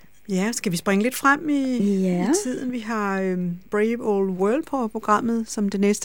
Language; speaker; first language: Danish; native; Danish